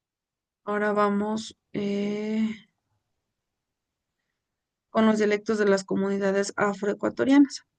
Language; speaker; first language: Spanish; native; Spanish